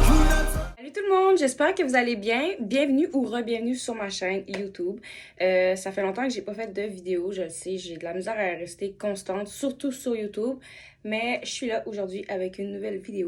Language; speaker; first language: French; native; French